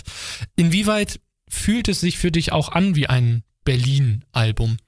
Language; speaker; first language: German; native; German